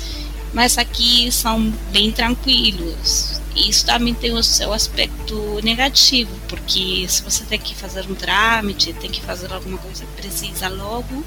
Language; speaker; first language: Portuguese; non-native, fluent; Spanish